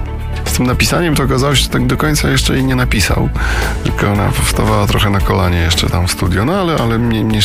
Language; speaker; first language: Polish; native; Polish